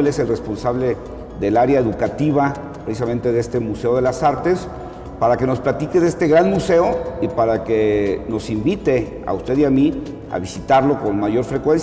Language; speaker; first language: Spanish; native; Spanish